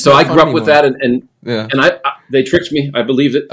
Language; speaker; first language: English; native; English